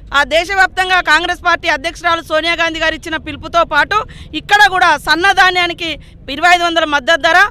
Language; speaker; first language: Telugu; native; Telugu